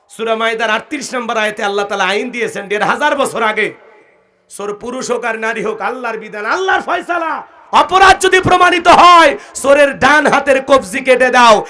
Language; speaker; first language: Bangla; native; Bangla